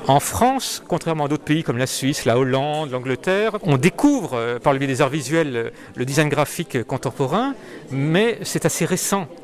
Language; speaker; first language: French; native; French